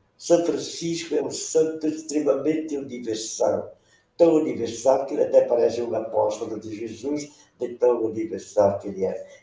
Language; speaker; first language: Portuguese; non-native, local second language; Venetian